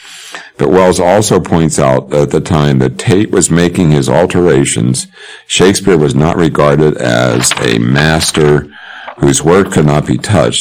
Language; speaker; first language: English; native; English